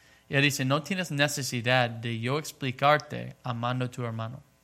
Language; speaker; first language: Spanish; non-native, fluent; English